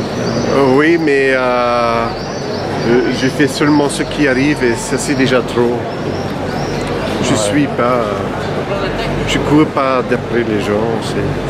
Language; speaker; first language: French; non-native, local second language; Dutch